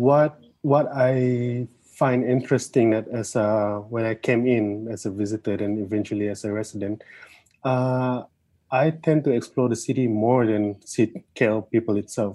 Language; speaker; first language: English; non-native, local second language; Malay